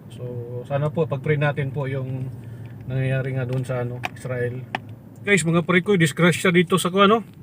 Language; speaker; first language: Filipino; non-native, local second language; Cebuano